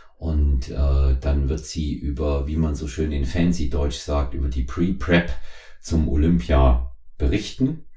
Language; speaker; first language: German; native; German